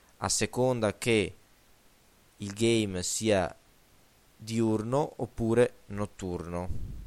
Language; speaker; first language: Italian; native; Italian